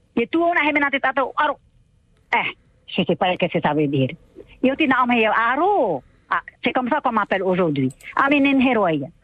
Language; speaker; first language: French; native; French